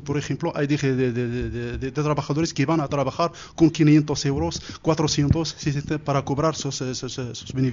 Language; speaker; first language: Spanish; non-native, learner; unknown